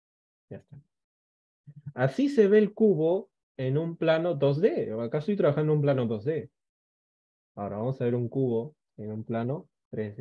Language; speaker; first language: Spanish; native; Spanish